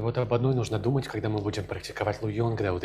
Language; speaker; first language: Russian; native; Russian